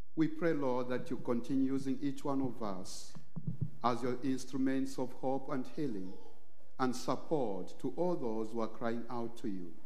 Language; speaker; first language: English; non-native, local second language; Bemba